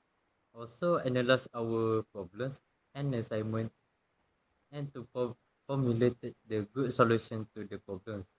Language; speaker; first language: English; non-native, local second language; Malay